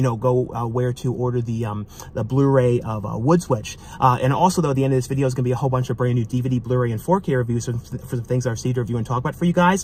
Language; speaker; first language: English; native; English